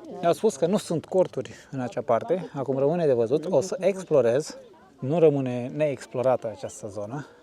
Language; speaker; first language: Romanian; native; Romanian